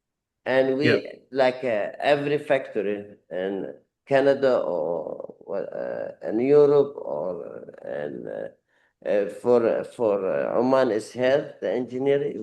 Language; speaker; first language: English; non-native, learner; Arabic